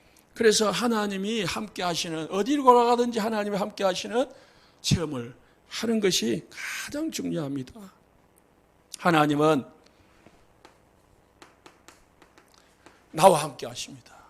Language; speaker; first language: Korean; native; Korean